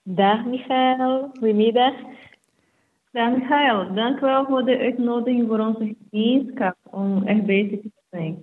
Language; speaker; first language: Dutch; non-native, fluent; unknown